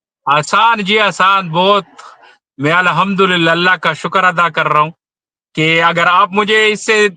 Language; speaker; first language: Hindi; non-native, local second language; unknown